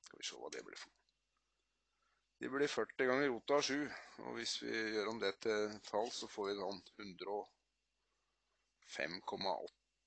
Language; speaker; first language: Norwegian; native; Norwegian